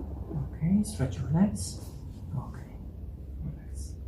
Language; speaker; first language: English; non-native, learner; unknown